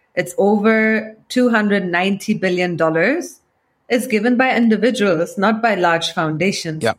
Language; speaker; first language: English; non-native, fluent; German